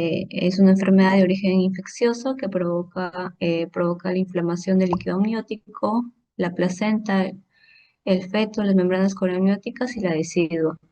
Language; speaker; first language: Spanish; native; Spanish